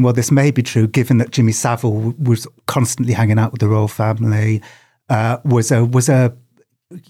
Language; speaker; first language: English; native; English